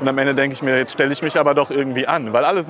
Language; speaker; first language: German; native; German